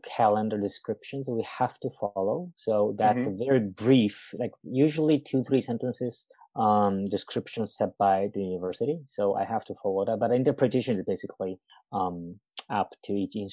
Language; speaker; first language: English; non-native, fluent; Japanese